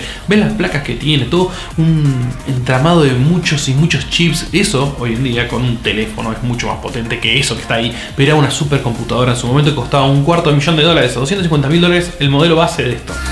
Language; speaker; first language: Spanish; native; Spanish